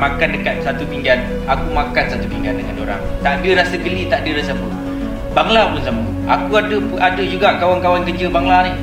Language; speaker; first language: Malay; native; Malay